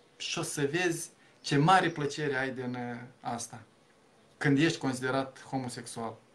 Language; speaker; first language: Romanian; native; Romanian